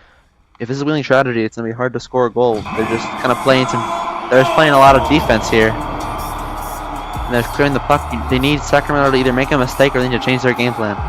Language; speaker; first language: English; native; English